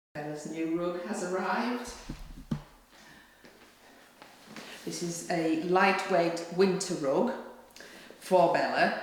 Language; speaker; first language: English; native; English